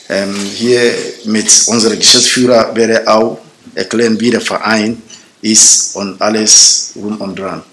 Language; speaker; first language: German; non-native, learner; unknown